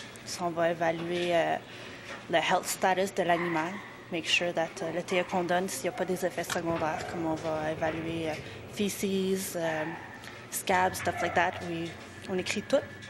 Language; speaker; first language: French; native; French